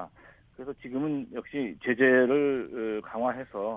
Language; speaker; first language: Korean; native; Korean